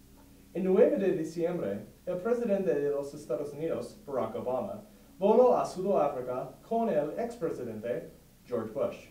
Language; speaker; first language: Spanish; non-native, learner; English